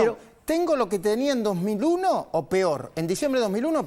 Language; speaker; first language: Spanish; native; Spanish